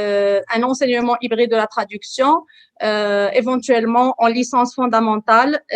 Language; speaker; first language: French; non-native, local second language; Arabic